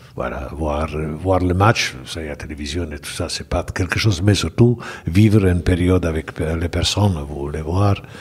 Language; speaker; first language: French; non-native, fluent; Bosnian